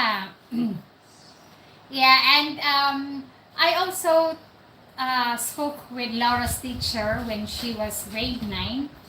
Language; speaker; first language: English; non-native, local second language; Cebuano